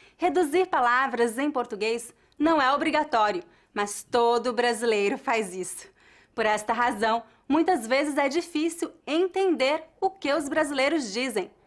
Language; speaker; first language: Portuguese; native; Portuguese